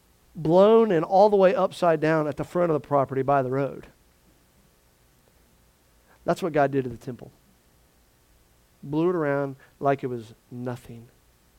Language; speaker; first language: English; native; English